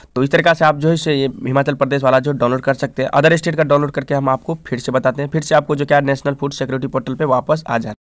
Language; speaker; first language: Hindi; native; Hindi